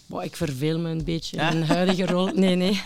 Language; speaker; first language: Dutch; non-native, local second language; French